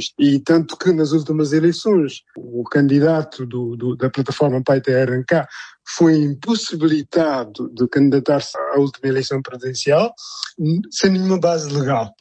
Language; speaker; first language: Portuguese; non-native, local second language; Upper Guinea Crioulo